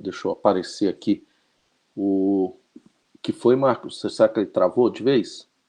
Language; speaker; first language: Portuguese; native; Portuguese